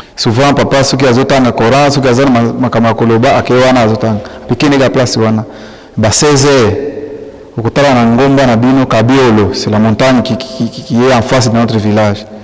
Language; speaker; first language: Lingala; non-native, local second language; Swahili